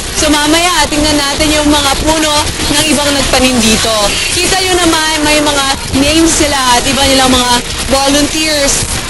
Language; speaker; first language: Filipino; non-native, fluent; Korean